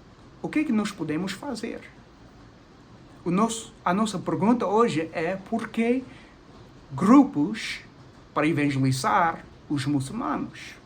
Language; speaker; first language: Portuguese; non-native, fluent; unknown